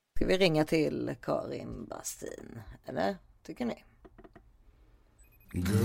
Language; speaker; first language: Swedish; native; Swedish